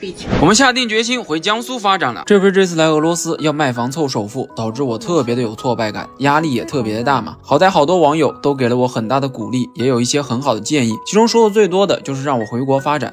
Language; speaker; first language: Chinese; native; Chinese